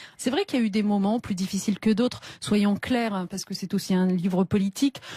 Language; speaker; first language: French; early bilingual, other home language; Riffian